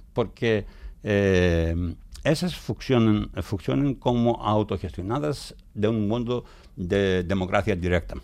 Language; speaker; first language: Spanish; non-native, fluent; Greek